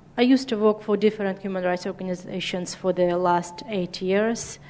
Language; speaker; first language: English; non-native, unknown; Uzbek